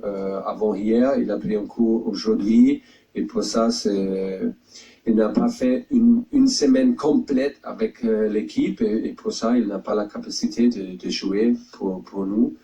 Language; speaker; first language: French; non-native, fluent; German